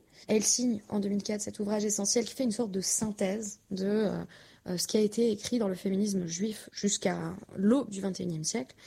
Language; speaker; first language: French; native; French